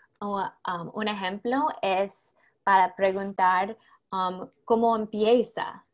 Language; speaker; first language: Spanish; non-native, learner; English